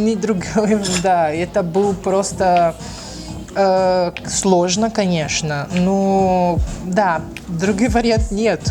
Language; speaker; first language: Russian; non-native, learner; Portuguese